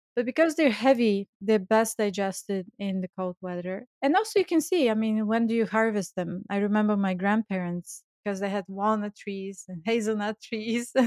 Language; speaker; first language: English; non-native, fluent; Bulgarian